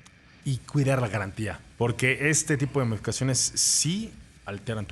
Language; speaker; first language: Spanish; native; Spanish